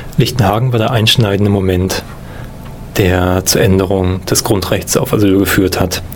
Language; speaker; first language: German; native; German